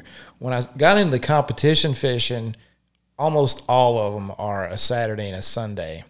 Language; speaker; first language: English; native; English